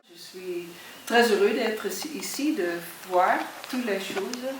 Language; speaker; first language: French; non-native, fluent; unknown